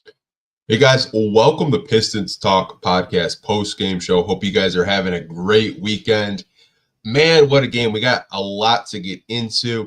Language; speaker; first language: English; native; English